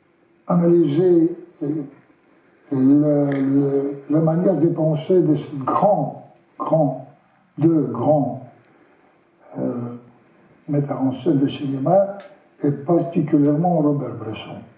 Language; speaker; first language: French; non-native, learner; Russian